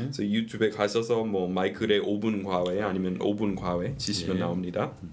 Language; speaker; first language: Korean; non-native, fluent; English